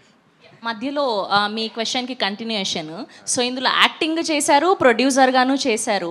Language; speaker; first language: Telugu; native; Telugu